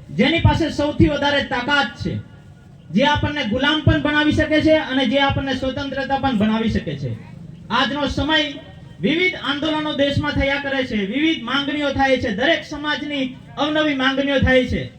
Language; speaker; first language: Gujarati; non-native, local second language; Rathawi